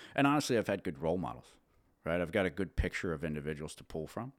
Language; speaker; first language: English; native; English